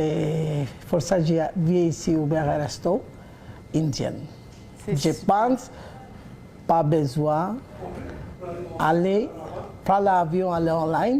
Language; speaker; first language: French; non-native, learner; Bangla